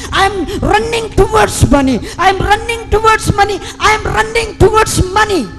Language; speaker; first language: English; non-native, local second language; Telugu